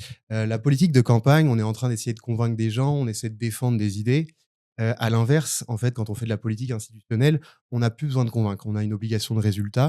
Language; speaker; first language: French; native; French